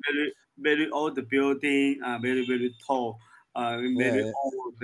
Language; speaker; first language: English; non-native, learner; Chinese